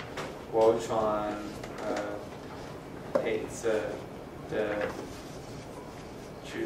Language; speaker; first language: Chinese; non-native, learner; English